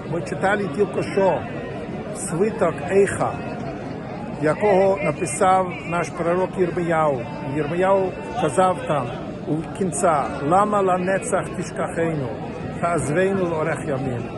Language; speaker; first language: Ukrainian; non-native, learner; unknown